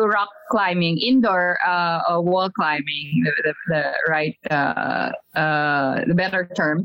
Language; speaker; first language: English; non-native, local second language; Filipino